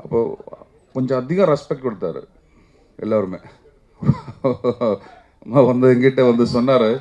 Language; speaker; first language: Tamil; non-native, learner; Malayalam